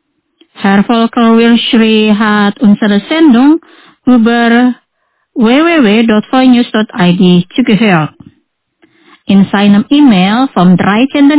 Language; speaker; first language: German; non-native, fluent; Indonesian